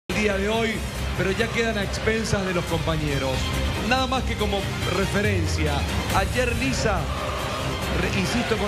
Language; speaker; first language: Spanish; native; Spanish